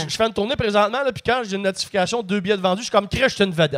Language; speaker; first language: French; native; French